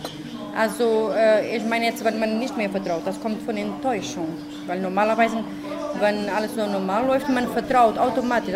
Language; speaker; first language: German; non-native, fluent; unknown